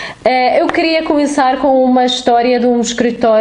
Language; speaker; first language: Portuguese; non-native, fluent; Arabic